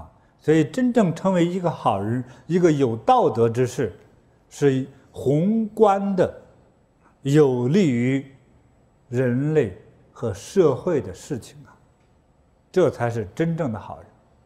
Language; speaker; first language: Chinese; native; Chinese